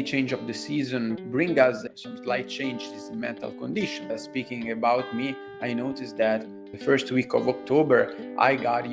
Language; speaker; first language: English; non-native, fluent; Italian